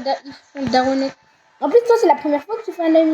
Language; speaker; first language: French; native; French